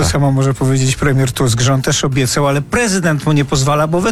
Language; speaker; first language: Polish; native; Polish